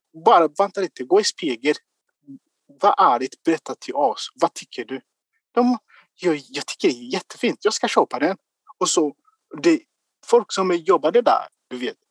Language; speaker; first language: Swedish; non-native, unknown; Kinyarwanda